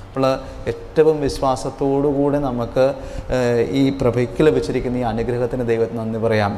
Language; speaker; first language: Malayalam; native; Malayalam